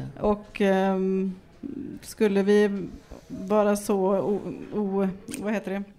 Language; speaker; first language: Swedish; native; Swedish